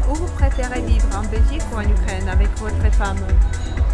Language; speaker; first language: French; non-native, fluent; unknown